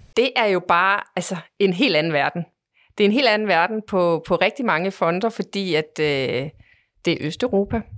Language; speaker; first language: Danish; native; Danish